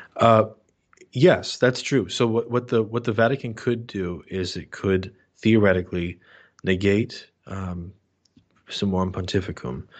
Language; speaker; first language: English; native; English